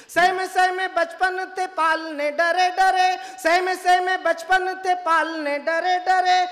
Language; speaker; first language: Hindi; native; Hindi